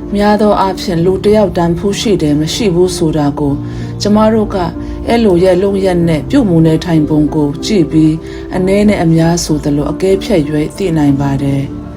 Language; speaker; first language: Burmese; non-native, local second language; Hakha Chin